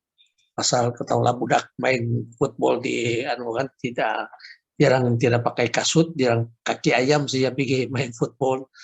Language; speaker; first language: Indonesian; non-native, local second language; Chinese